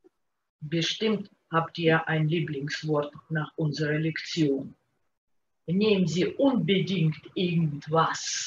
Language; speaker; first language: German; non-native, fluent; Russian